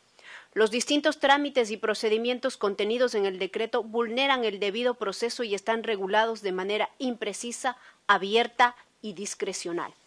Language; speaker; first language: Spanish; native; Spanish